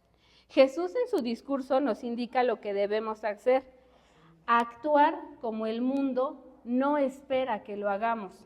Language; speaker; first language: Spanish; native; Spanish